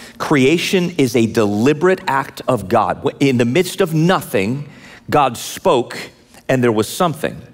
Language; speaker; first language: English; native; English